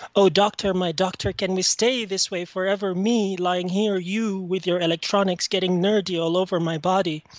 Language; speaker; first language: English; non-native, fluent; French